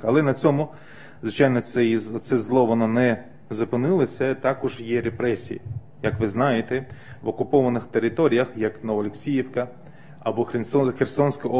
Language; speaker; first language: Ukrainian; non-native, fluent; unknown